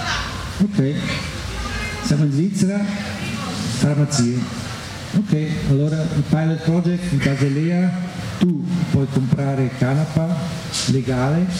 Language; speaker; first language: Italian; non-native, fluent; German